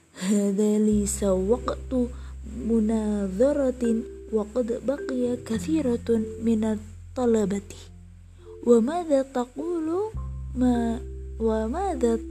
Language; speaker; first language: Arabic; non-native, learner; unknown